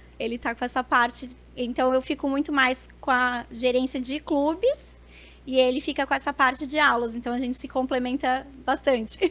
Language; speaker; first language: Portuguese; early bilingual, other home language; Spanish